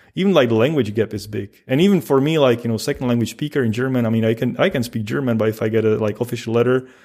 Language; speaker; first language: English; non-native, fluent; Czech